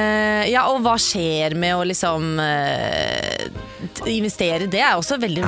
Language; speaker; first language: Norwegian; native; Norwegian